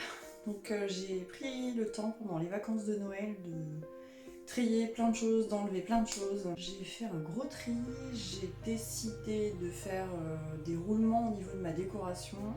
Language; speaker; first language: French; native; French